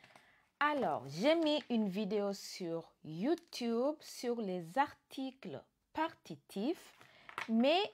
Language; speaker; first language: French; non-native, fluent; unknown